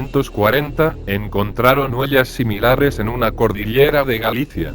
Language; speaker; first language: Spanish; native; Spanish